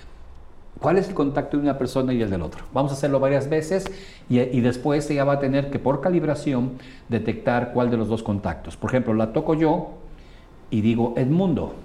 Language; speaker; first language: Spanish; native; Spanish